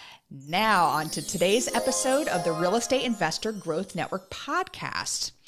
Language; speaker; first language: English; native; English